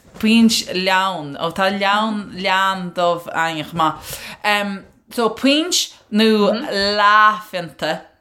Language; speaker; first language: Irish; non-native, local second language; English